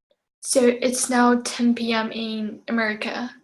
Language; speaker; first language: English; non-native, fluent; Chinese